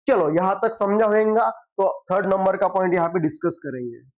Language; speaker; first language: Hindi; non-native, local second language; Marathi